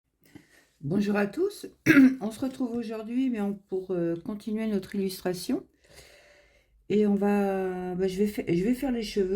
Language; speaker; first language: French; native; French